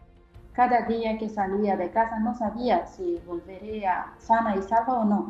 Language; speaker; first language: Spanish; non-native, fluent; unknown